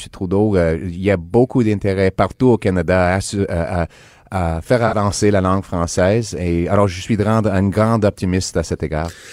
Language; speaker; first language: French; non-native, local second language; English